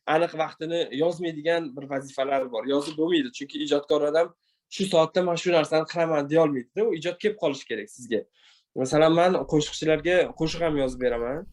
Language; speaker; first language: Uzbek; non-native, local second language; Tajik